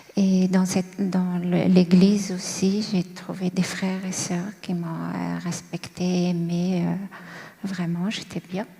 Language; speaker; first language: French; non-native, local second language; Kabyle